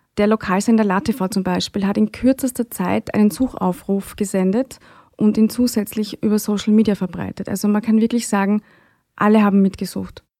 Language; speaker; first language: German; native; German